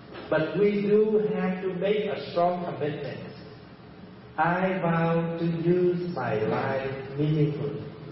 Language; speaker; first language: English; early bilingual, other home language; Vietnamese